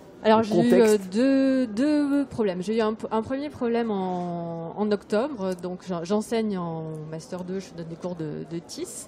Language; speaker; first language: French; native; French